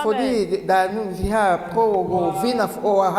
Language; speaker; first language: Danish; non-native, learner; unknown